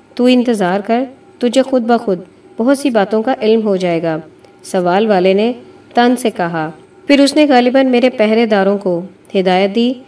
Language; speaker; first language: Urdu; native; Urdu